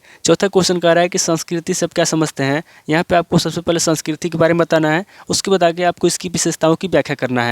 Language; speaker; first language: Hindi; native; Hindi